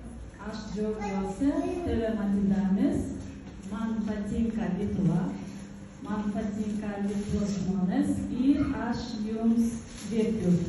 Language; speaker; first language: Lithuanian; non-native, learner; Kyrgyz